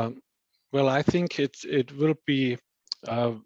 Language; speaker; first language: English; non-native, fluent; German